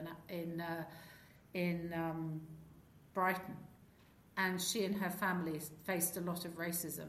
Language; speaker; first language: English; native; English